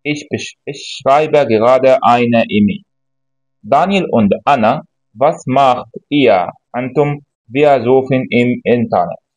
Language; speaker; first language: German; non-native, fluent; Arabic